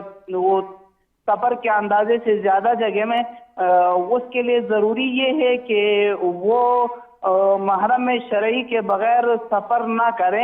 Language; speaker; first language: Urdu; non-native, fluent; Pashto